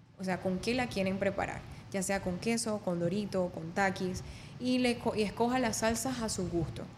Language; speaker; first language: Spanish; native; Spanish